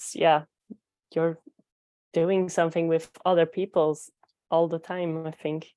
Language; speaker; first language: English; non-native, fluent; Dutch